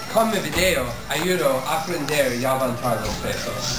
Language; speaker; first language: Spanish; non-native, learner; English